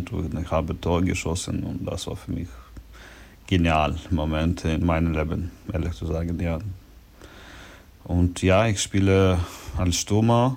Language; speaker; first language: German; non-native, learner; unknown